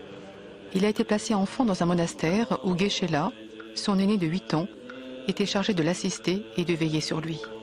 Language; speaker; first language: French; native; French